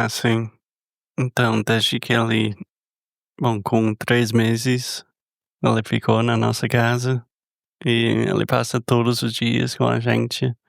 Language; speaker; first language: Portuguese; non-native, fluent; English